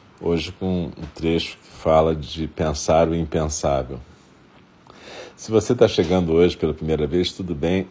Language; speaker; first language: Portuguese; native; Portuguese